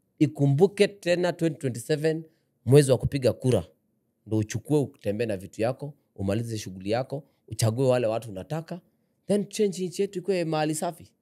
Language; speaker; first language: Swahili; native; Swahili